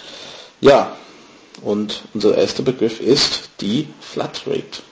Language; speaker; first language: German; non-native, fluent; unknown